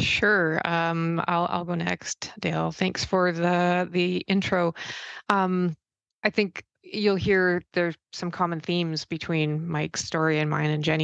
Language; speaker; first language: English; native; English